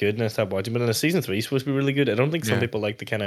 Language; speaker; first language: English; native; English